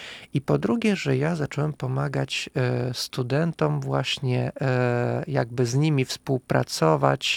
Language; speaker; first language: Polish; non-native, fluent; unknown